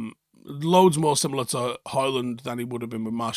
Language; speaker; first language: English; native; English